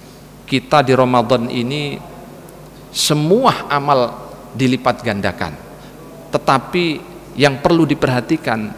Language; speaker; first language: Indonesian; native; Indonesian